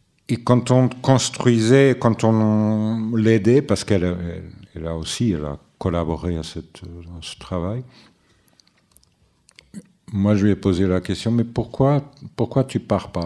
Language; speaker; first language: French; non-native, fluent; Portuguese